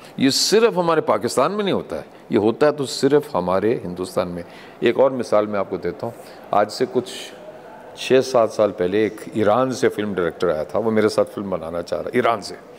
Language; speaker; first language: Hindi; non-native, local second language; English